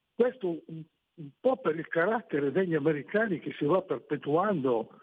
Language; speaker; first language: Italian; native; Italian